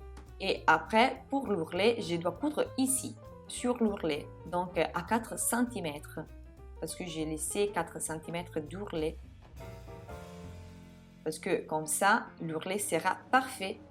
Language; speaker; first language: French; non-native, fluent; Italian